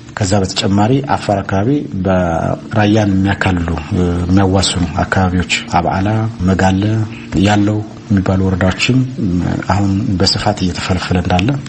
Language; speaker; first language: Amharic; non-native, local second language; Tigrinya